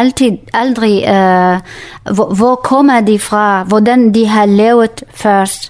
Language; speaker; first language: Danish; non-native, learner; Kurdish